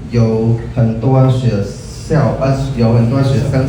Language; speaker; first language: Chinese; non-native, local second language; Khmer